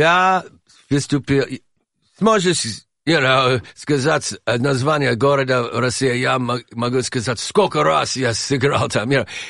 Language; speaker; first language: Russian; non-native, learner; English